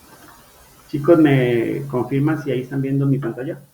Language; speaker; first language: Spanish; native; Spanish